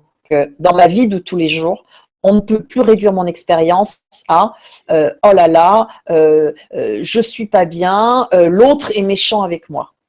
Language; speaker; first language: French; native; French